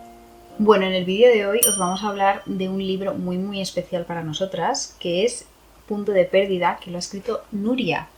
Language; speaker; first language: Spanish; native; Spanish